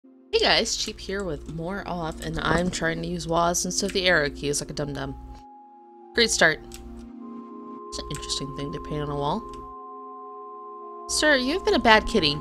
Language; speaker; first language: English; native; English